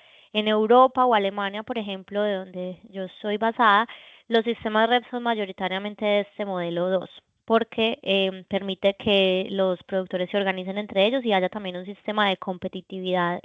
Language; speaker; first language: Spanish; native; Spanish